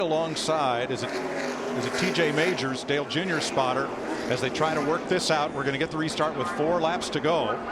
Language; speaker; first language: English; native; English